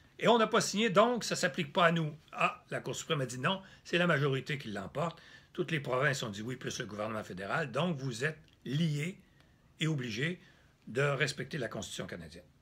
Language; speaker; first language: French; native; French